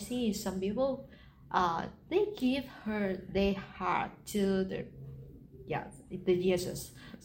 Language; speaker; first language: English; non-native, learner; Vietnamese